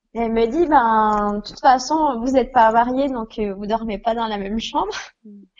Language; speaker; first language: French; native; French